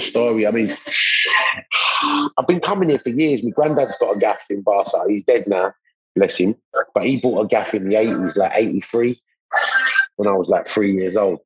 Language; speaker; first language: English; native; English